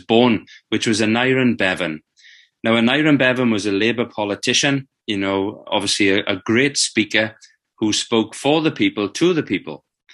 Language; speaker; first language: English; native; English